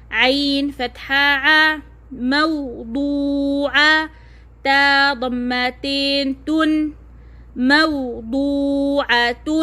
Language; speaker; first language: Arabic; non-native, fluent; Oromo